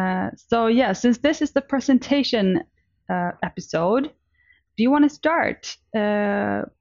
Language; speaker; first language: English; non-native, fluent; Swedish